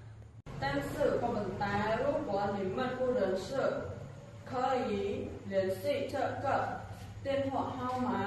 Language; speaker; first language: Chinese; non-native, learner; Khmer